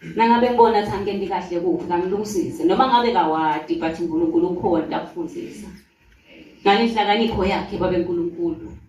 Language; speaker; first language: Zulu; non-native, local second language; Swati